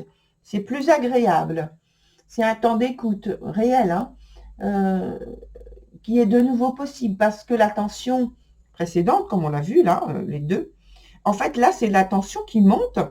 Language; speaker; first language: French; native; French